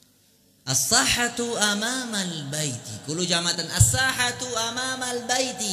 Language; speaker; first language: Arabic; non-native, fluent; Indonesian